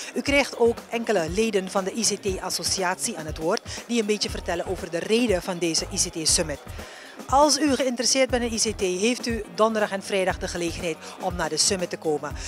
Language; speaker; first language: Dutch; native; Dutch